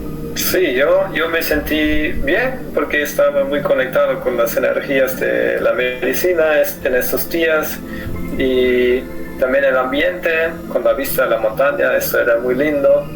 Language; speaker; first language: Spanish; non-native, fluent; German